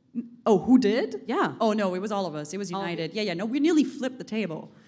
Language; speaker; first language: English; non-native, fluent; Hebrew